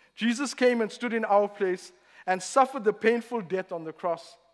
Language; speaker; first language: English; native; English